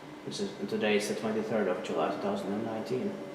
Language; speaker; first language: English; non-native, learner; Finnish